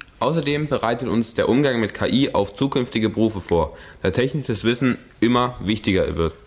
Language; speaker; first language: German; native; German